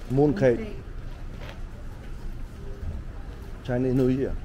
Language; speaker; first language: English; non-native, learner; Vietnamese